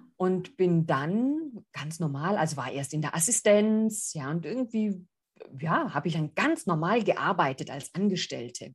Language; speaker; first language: German; early bilingual, other home language; Greek